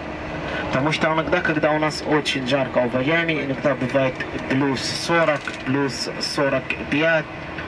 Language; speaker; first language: Russian; non-native, learner; Arabic